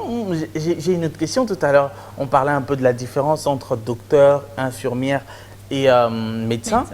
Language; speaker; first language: French; non-native, local second language; Lingala